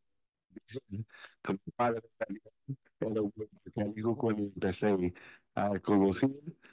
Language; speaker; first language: Spanish; non-native, fluent; Portuguese